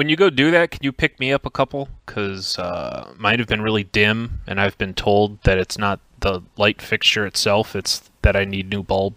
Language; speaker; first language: English; native; English